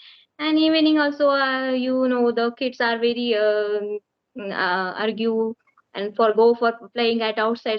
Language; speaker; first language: English; non-native, learner; Marathi